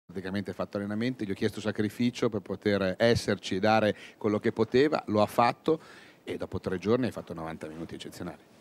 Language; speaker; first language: Italian; native; Italian